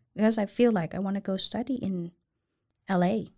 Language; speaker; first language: English; non-native, learner; Thai